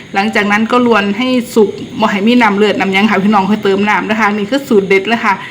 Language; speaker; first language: Thai; non-native, local second language; Northeastern Thai